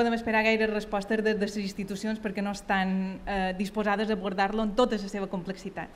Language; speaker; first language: Catalan; native; Catalan